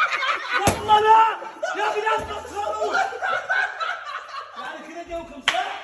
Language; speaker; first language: Arabic; native; Arabic